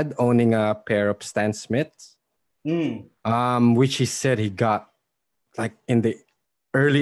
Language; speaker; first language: English; non-native, local second language; Filipino